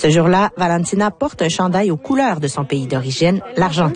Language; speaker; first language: French; native; French